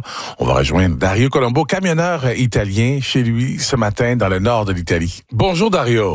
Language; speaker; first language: French; native; French